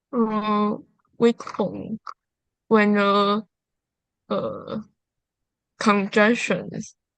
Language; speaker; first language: English; non-native, learner; Chinese